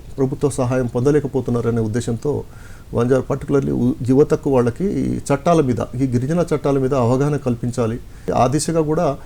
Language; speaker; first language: Telugu; non-native, local second language; Lambadi